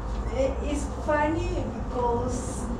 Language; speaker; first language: English; non-native, learner; Spanish